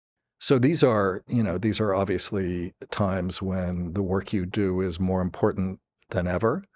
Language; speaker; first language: English; native; English